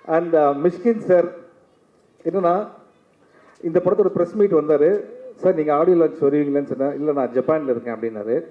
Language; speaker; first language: Tamil; native; Tamil